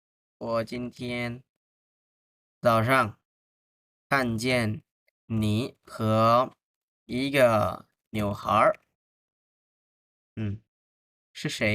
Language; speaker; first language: Chinese; non-native, fluent; Bangla